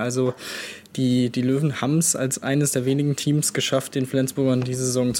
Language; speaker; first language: German; native; German